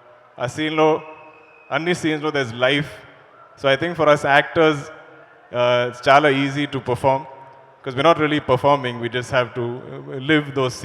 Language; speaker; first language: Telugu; non-native, learner; Malayalam